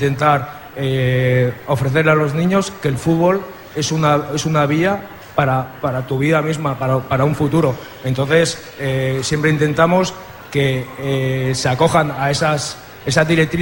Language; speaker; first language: Spanish; native; Spanish